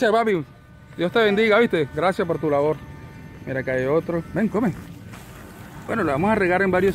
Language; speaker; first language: Spanish; native; Spanish